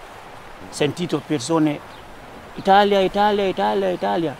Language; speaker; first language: Italian; non-native, learner; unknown